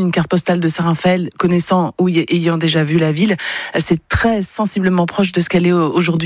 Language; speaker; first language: French; native; French